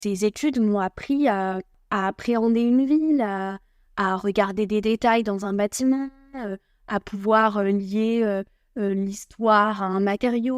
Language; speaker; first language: French; native; French